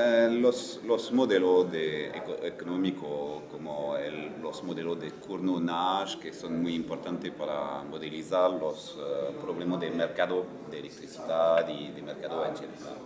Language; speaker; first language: Spanish; non-native, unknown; French